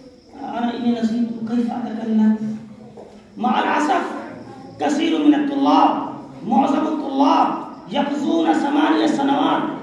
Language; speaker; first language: Arabic; non-native, fluent; Urdu